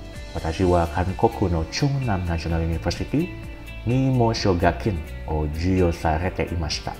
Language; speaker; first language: Japanese; non-native, learner; Indonesian